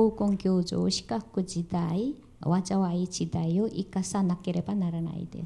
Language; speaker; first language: Japanese; non-native, fluent; Korean